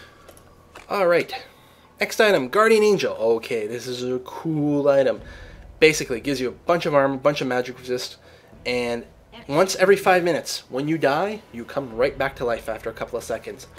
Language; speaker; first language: English; native; English